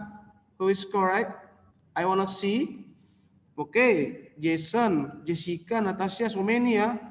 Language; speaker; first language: English; non-native, local second language; Indonesian